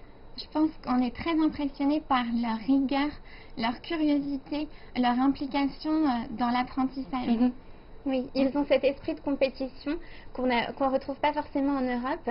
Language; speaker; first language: French; native; French